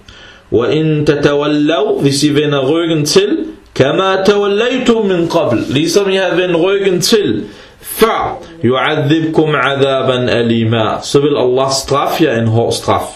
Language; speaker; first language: Danish; early bilingual, other home language; Arabic